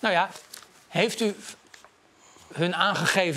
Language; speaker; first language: Dutch; native; Dutch